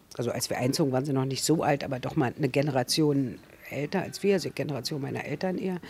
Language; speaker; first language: German; native; German